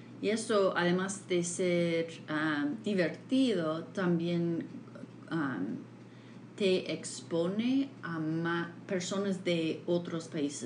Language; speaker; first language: Spanish; non-native, fluent; English